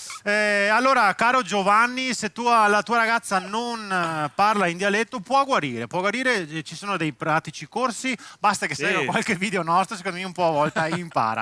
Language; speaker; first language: Italian; native; Italian